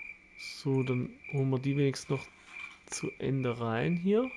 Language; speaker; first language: German; native; German